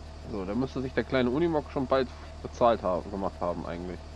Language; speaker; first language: German; native; German